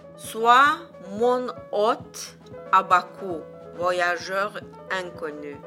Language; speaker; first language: French; non-native, fluent; Azerbaijani